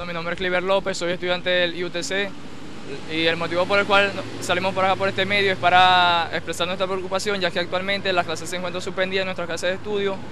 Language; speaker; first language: Spanish; native; Spanish